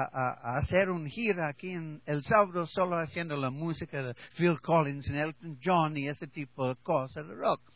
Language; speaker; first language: Spanish; non-native, learner; English